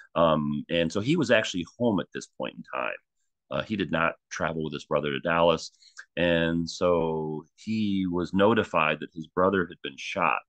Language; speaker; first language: English; native; English